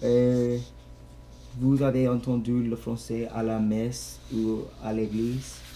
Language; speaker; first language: French; non-native, learner; English